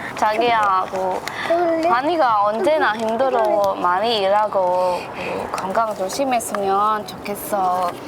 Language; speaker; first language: Korean; non-native, learner; Filipino